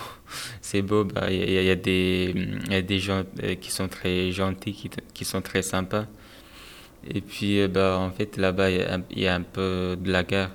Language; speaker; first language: French; non-native, fluent; Persian